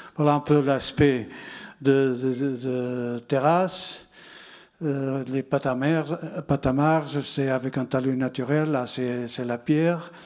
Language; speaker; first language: French; non-native, fluent; Portuguese